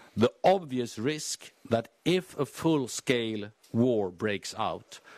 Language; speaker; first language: English; non-native, fluent; Swedish